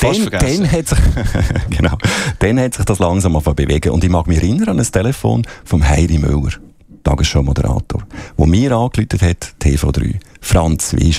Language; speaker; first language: German; native; German